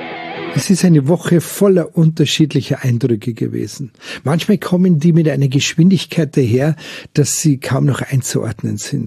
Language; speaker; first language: German; native; German